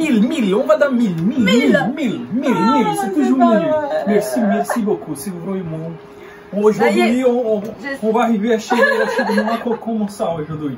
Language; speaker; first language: French; non-native, learner; Portuguese